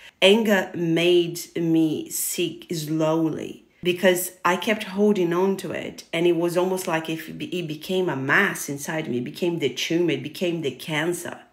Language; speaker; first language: English; non-native, fluent; Portuguese